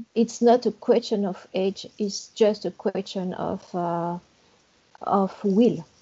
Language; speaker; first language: English; non-native, learner; French